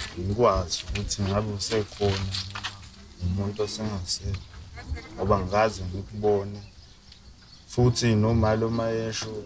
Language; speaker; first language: Zulu; native; Zulu